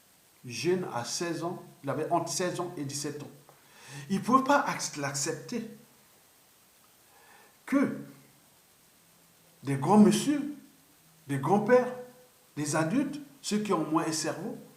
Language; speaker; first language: French; non-native, local second language; Lingala